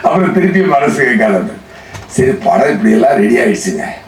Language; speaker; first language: Tamil; native; Tamil